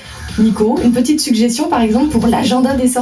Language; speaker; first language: French; native; French